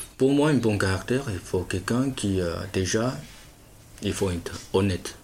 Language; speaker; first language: French; non-native, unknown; Chinese